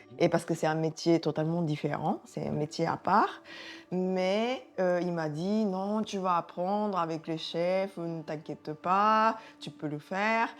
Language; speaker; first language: French; non-native, fluent; Japanese